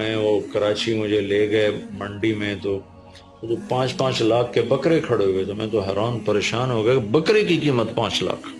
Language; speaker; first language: Urdu; non-native, local second language; Punjabi